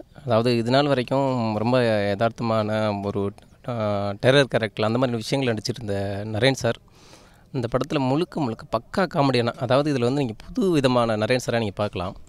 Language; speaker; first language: Tamil; native; Tamil